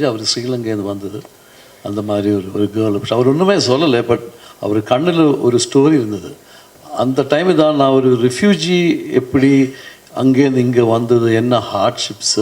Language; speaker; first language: Tamil; non-native, fluent; Malayalam